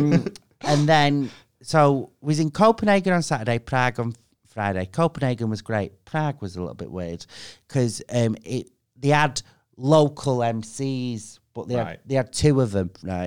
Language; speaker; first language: English; native; English